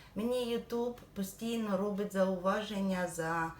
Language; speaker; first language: Ukrainian; non-native, local second language; Russian